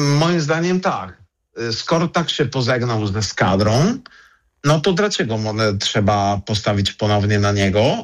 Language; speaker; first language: Polish; non-native, fluent; Italian